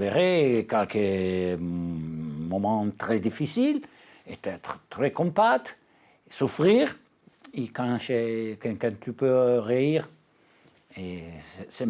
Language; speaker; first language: French; non-native, learner; Italian